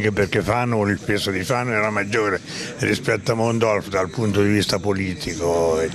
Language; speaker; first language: Italian; native; Italian